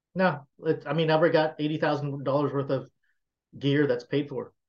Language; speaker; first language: English; native; English